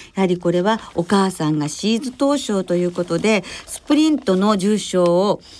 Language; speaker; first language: Japanese; native; Japanese